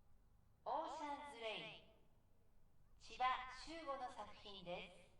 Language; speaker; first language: Japanese; native; Japanese